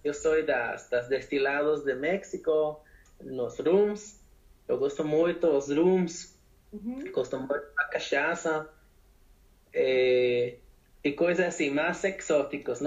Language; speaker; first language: Portuguese; non-native, learner; Spanish